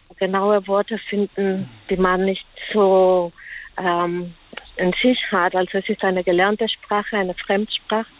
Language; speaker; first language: German; non-native, learner; Spanish